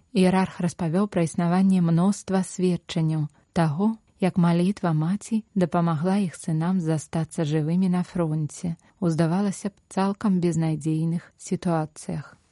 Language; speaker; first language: Belarusian; native; Belarusian